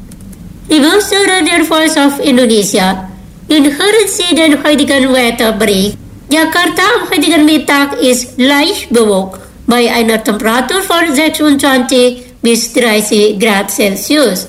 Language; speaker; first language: German; non-native, fluent; Indonesian